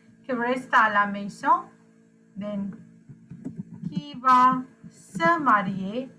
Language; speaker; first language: French; non-native, fluent; Sinhala